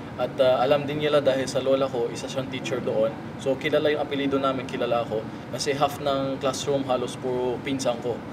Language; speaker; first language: Filipino; native; Filipino